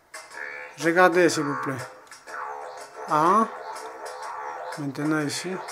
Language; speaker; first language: French; non-native, learner; Spanish